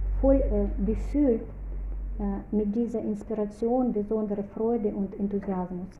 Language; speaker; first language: German; non-native, fluent; Russian